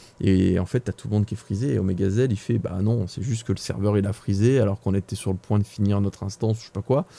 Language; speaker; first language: French; native; French